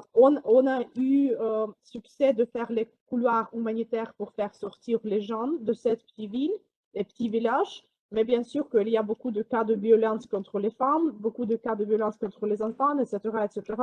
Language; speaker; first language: French; non-native, fluent; Ukrainian